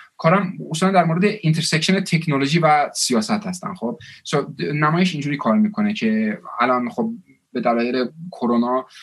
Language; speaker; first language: Persian; early bilingual, heritage; Persian